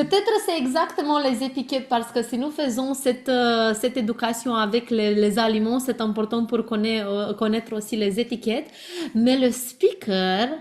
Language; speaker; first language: French; non-native, learner; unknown